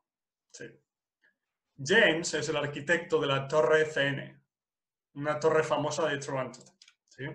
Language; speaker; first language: Spanish; non-native, fluent; English